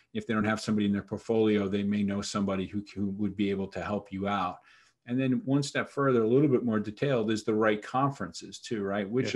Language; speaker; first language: English; native; English